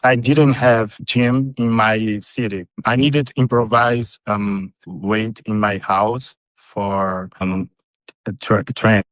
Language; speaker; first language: English; non-native, learner; Portuguese